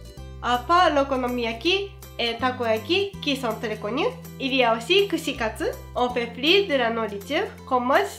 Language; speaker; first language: French; non-native, fluent; Japanese